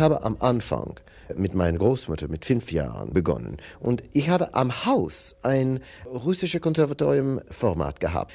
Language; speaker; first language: German; non-native, fluent; English